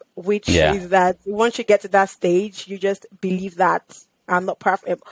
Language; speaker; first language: English; non-native, local second language; Yoruba